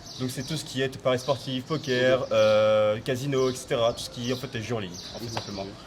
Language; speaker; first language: French; native; French